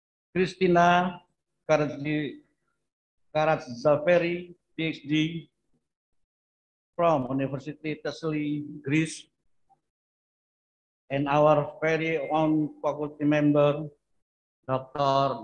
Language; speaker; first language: English; non-native, fluent; Indonesian